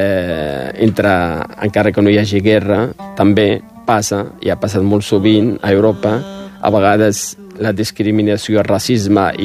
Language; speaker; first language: Catalan; early bilingual, other home language; Riffian